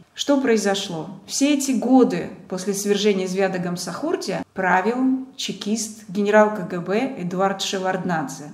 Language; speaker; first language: Russian; non-native, local second language; Georgian